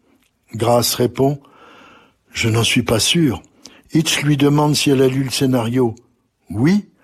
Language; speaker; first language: French; native; French